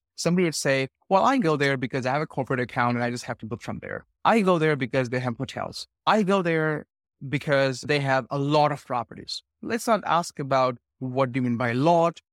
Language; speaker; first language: English; non-native, local second language; Hindi